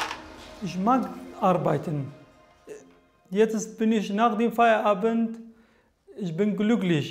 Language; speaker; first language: German; non-native, learner; Kurdish